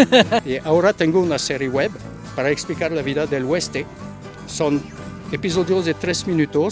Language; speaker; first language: Spanish; non-native, learner; French